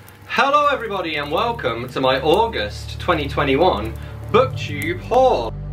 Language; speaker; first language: English; native; English